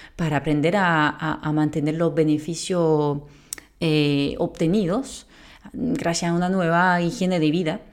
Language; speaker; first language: Spanish; non-native, fluent; French